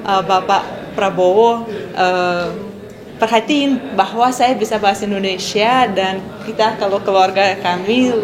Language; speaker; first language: Indonesian; non-native, fluent; Russian